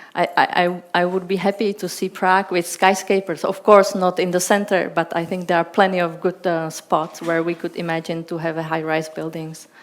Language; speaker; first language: English; non-native, fluent; Czech